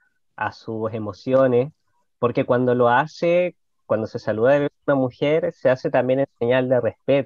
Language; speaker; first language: Spanish; native; Spanish